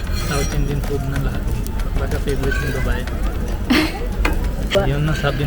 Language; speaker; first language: Filipino; non-native, learner; Punjabi